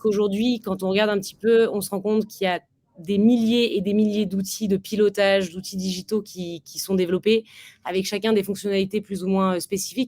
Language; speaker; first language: French; native; French